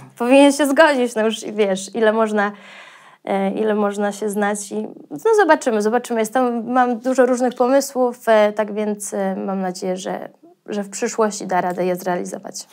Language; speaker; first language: Polish; native; Polish